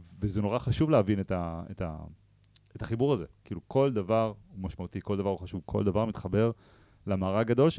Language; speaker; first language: Hebrew; native; Hebrew